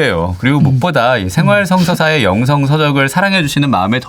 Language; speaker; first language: Korean; native; Korean